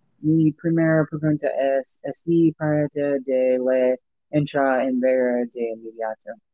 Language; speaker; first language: Spanish; non-native, learner; English